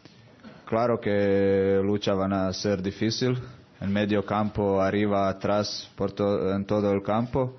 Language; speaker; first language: Spanish; non-native, fluent; Croatian